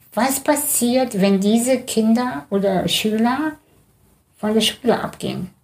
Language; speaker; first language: German; early bilingual, other home language; Russian